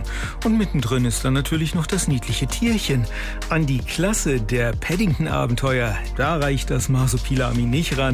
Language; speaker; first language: German; native; German